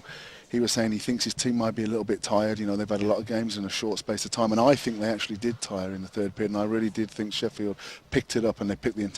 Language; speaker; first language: English; native; English